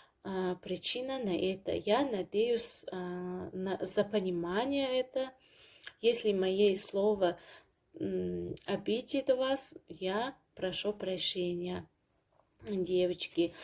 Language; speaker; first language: Russian; non-native, learner; Tajik